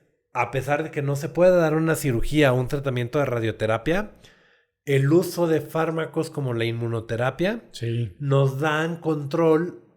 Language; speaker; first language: Spanish; native; Spanish